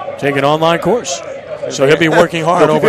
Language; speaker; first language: English; native; English